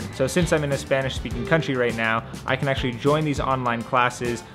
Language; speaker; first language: English; native; English